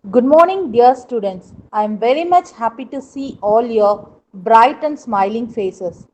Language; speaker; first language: English; non-native, local second language; Tamil